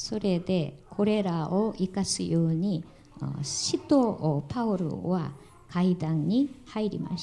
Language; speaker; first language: Japanese; non-native, fluent; Korean